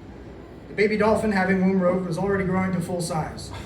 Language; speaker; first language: English; native; English